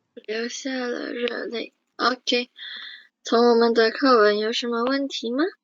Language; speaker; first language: Chinese; non-native, fluent; Indonesian